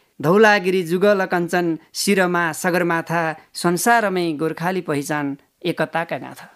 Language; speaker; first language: Nepali; native; Nepali